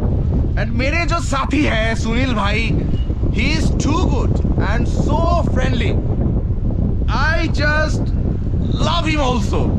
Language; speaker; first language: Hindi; non-native, learner; Bangla